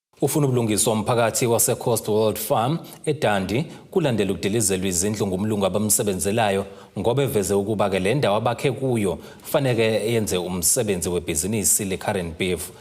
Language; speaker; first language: Zulu; native; Zulu